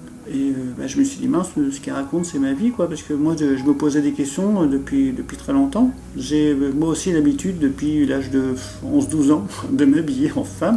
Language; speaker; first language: French; native; French